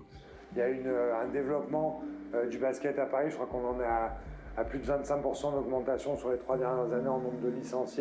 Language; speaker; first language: French; native; French